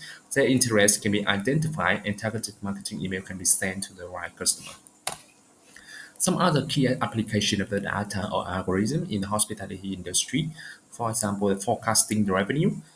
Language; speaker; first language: English; non-native, learner; Vietnamese